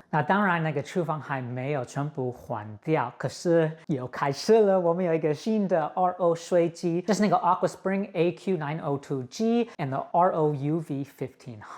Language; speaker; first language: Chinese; non-native, fluent; English